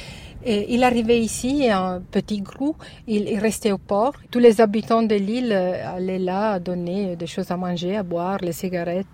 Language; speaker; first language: French; non-native, learner; Italian